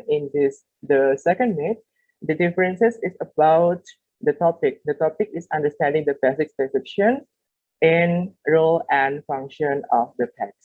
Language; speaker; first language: English; non-native, learner; Indonesian